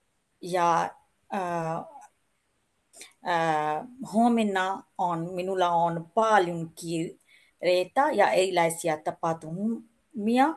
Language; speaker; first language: Finnish; non-native, learner; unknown